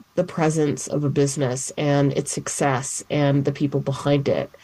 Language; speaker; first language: English; native; English